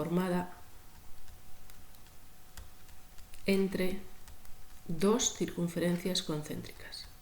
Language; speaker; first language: Spanish; native; Spanish